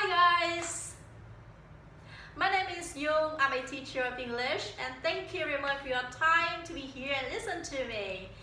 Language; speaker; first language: English; non-native, fluent; Vietnamese